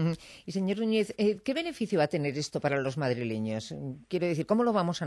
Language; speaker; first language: Spanish; native; Spanish